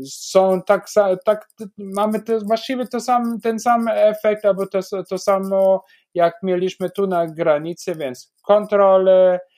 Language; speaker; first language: Polish; non-native, fluent; German